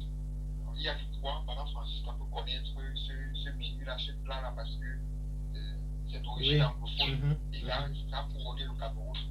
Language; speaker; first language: French; non-native, learner; English